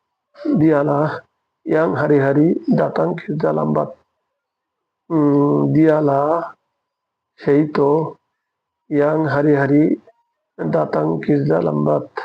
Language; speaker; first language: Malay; non-native, fluent; Bangla